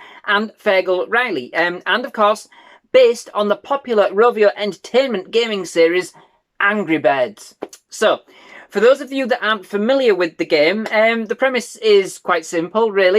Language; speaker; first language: English; native; English